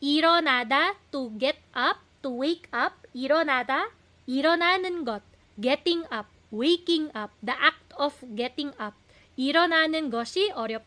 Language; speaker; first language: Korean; non-native, fluent; Filipino